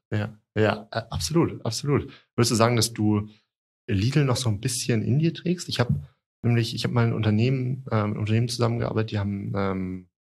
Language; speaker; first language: German; native; German